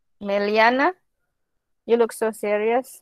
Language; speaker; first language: English; non-native, fluent; Indonesian